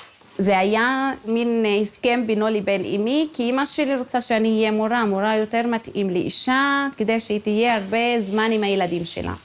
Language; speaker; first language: Hebrew; non-native, local second language; Arabic